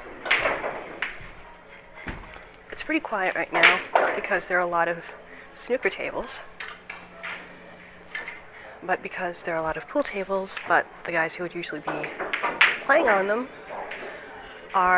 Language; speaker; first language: English; native; English